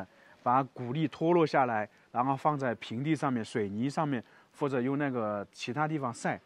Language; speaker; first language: Chinese; native; Chinese